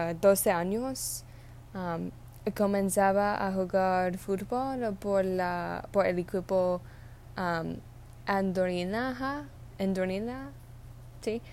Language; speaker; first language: Spanish; non-native, learner; English